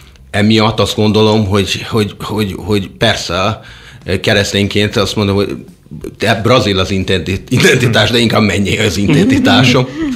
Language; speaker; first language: Hungarian; non-native, fluent; Portuguese